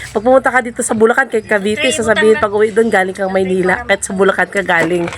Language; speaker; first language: Filipino; non-native, local second language; Cebuano